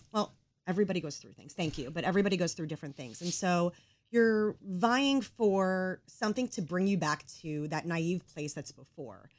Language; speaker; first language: English; native; English